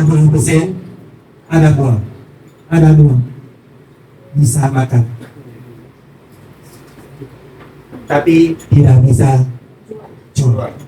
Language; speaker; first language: Indonesian; non-native, learner; Thai